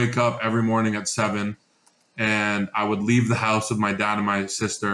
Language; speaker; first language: English; native; English